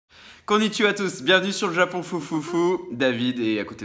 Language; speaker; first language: French; native; French